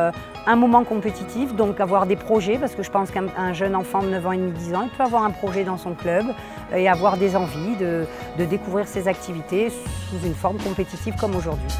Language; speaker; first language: French; native; French